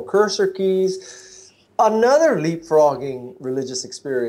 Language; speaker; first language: English; native; English